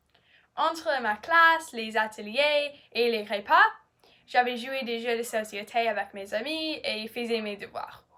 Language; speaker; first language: French; non-native, learner; English